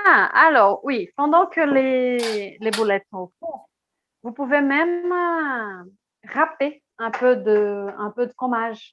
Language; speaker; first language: French; non-native, fluent; Portuguese